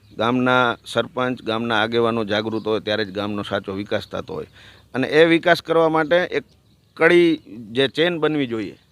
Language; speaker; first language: Gujarati; native; Gujarati